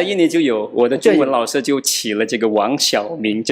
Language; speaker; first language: Chinese; non-native, fluent; Madurese